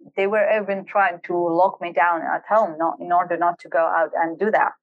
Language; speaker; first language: English; non-native, fluent; Kurdish